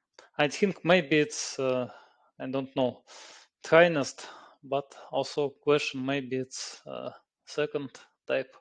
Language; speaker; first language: English; non-native, learner; Russian